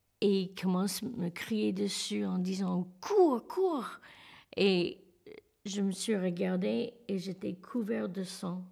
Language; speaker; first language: French; non-native, fluent; English